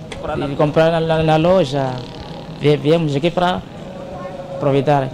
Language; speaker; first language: Portuguese; non-native, local second language; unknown